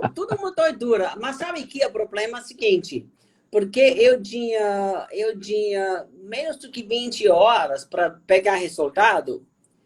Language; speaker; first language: Portuguese; non-native, fluent; German